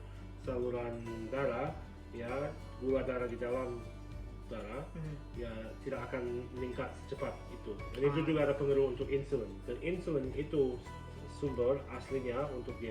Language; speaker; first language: Indonesian; non-native, fluent; English